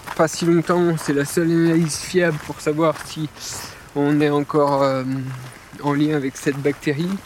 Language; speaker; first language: French; native; French